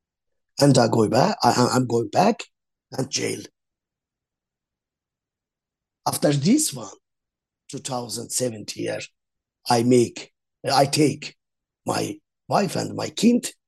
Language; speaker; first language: English; non-native, learner; Azerbaijani